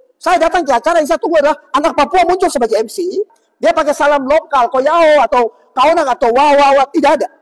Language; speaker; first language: Indonesian; native; Indonesian